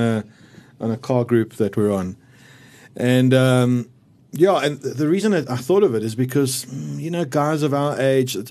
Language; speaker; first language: English; native; English